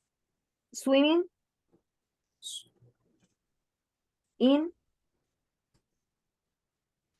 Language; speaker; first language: English; non-native, learner; Spanish